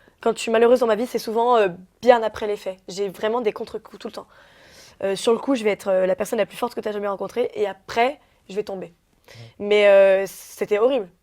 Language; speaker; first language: French; early bilingual, other home language; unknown